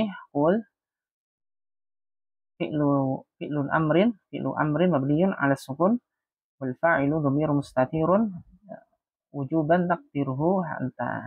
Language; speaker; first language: Arabic; non-native, fluent; Indonesian